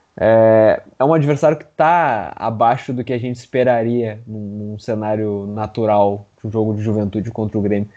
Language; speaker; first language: Portuguese; native; Portuguese